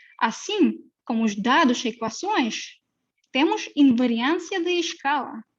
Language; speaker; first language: Portuguese; non-native, fluent; Russian